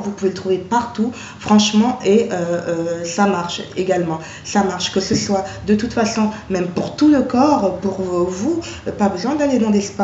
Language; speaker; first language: French; native; French